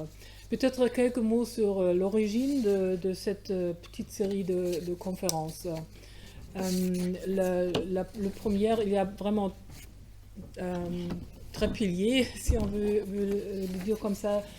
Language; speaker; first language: French; non-native, fluent; German